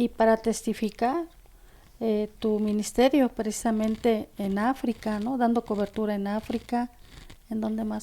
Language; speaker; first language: Spanish; native; Spanish